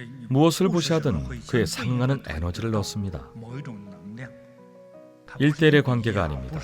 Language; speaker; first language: Korean; native; Korean